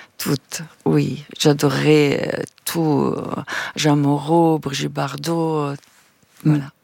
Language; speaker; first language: French; non-native, fluent; Italian